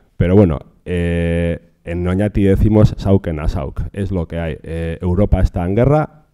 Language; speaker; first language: Spanish; non-native, local second language; Basque